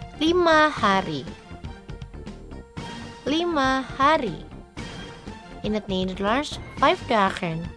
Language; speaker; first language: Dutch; non-native, fluent; Indonesian